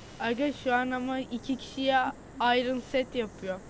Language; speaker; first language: Turkish; native; Turkish